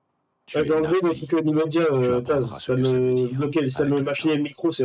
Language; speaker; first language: French; native; French